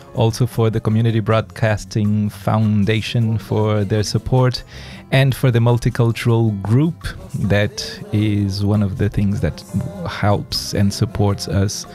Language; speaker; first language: English; non-native, fluent; Portuguese